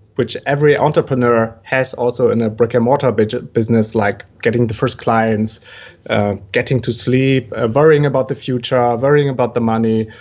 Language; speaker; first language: English; non-native, fluent; German